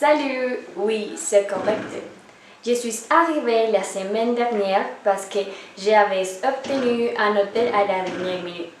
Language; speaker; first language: French; non-native, learner; Spanish